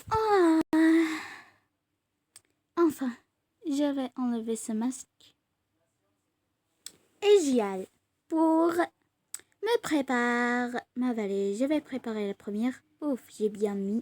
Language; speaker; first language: French; non-native, learner; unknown